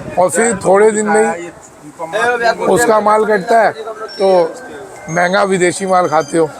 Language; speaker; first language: Hindi; native; Hindi